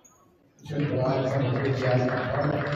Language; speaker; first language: English; native; English